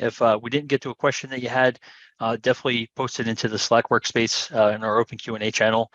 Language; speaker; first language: English; native; English